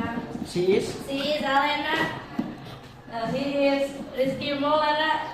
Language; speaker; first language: English; non-native, learner; Indonesian